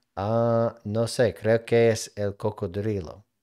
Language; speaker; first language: Spanish; non-native, learner; English